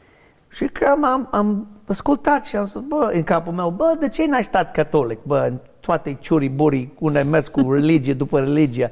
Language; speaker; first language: Romanian; non-native, learner; English